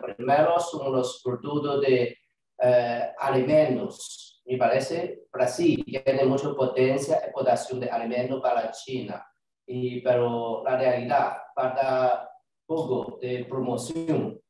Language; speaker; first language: Spanish; non-native, learner; Chinese